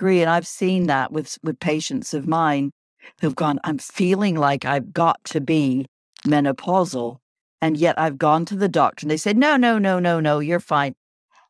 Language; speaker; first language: English; native; English